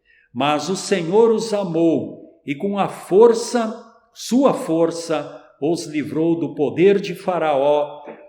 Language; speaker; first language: Portuguese; native; Portuguese